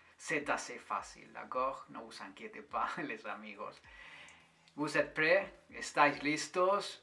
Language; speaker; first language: French; non-native, fluent; Spanish